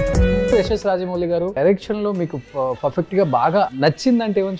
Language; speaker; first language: Telugu; native; Telugu